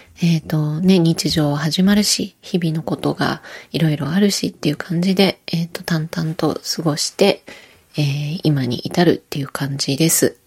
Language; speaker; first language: Japanese; native; Japanese